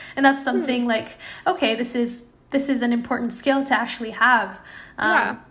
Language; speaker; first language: English; non-native, fluent; Indonesian